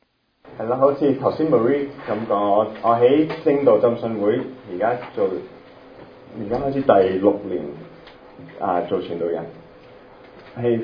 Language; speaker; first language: Cantonese; early bilingual, other home language; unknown